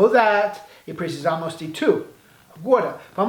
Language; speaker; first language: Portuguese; non-native, fluent; English